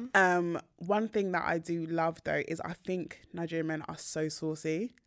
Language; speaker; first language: English; native; English